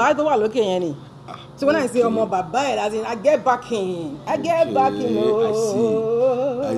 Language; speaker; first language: English; non-native, local second language; Yoruba